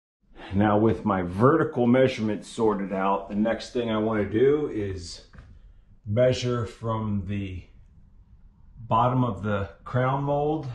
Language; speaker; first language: English; native; English